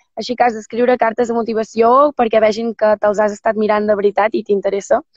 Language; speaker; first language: Catalan; native; Catalan